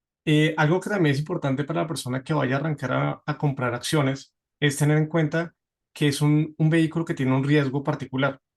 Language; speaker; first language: Spanish; native; Spanish